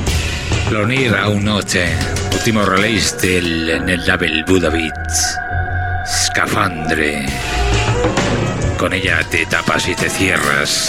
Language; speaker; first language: Spanish; native; Spanish